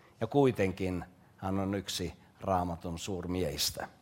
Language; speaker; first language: Finnish; native; Finnish